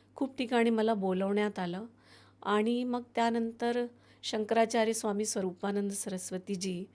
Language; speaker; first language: Marathi; non-native, fluent; Hindi